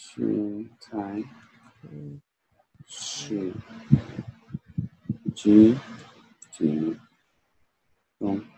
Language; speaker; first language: Chinese; non-native, learner; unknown